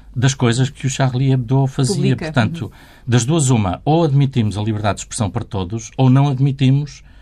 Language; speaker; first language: Portuguese; native; Portuguese